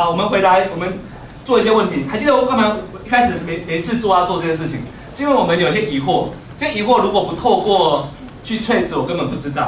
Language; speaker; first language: Chinese; native; Chinese